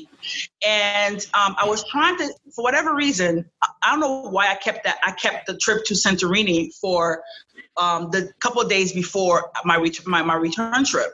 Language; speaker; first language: English; early bilingual, other home language; Haitian Creole